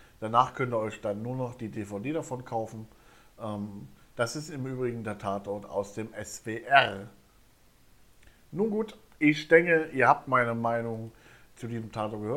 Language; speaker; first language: German; native; German